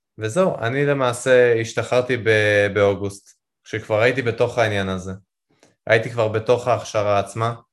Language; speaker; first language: Hebrew; native; Hebrew